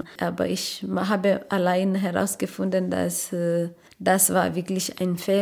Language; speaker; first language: German; non-native, learner; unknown